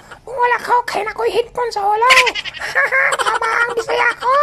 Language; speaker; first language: Cebuano; non-native, learner; Korean